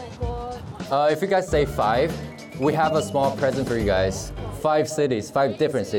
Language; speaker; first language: English; non-native, fluent; Chinese